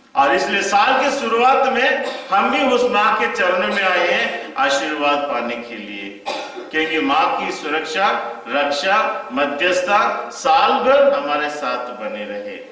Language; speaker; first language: Hindi; non-native, local second language; Tamil